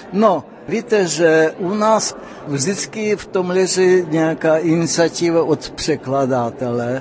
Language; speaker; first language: Czech; non-native, fluent; Russian